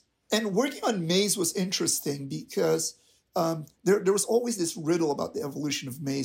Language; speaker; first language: English; non-native, local second language; Filipino